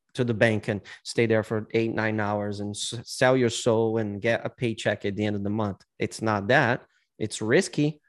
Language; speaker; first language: English; non-native, fluent; Portuguese